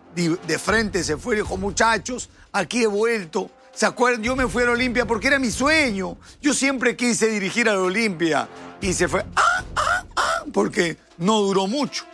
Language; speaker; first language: Spanish; native; Spanish